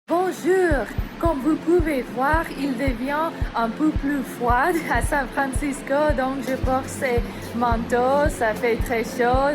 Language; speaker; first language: French; non-native, learner; English